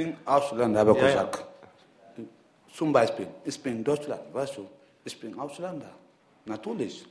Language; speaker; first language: German; non-native, learner; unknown